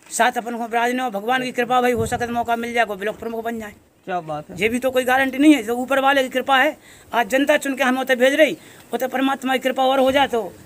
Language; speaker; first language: Hindi; native; Hindi